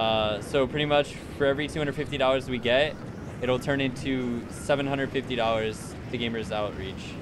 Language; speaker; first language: English; native; English